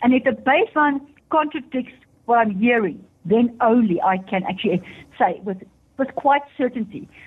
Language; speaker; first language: English; non-native, local second language; Afrikaans